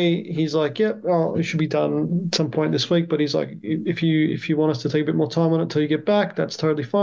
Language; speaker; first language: English; native; English